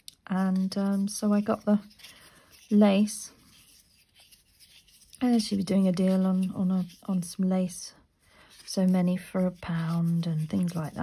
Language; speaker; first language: English; native; English